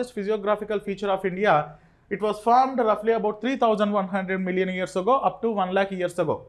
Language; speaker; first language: English; non-native, local second language; Telugu